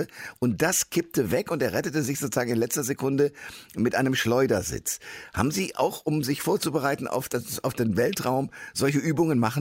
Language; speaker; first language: German; native; German